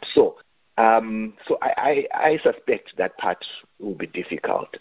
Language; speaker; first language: English; non-native, local second language; Shona